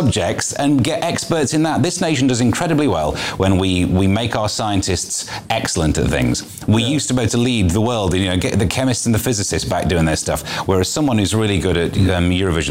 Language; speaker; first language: English; native; English